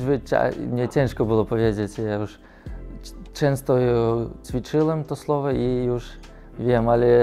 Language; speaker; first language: Polish; non-native, learner; Russian